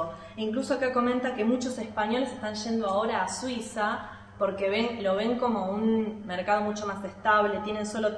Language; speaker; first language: Spanish; native; Spanish